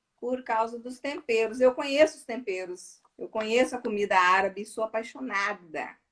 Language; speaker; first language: Portuguese; native; Portuguese